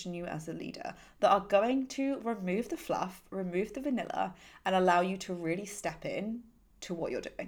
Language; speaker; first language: English; native; English